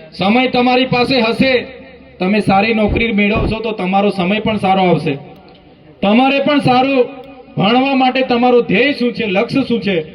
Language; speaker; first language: Gujarati; non-native, local second language; Bhili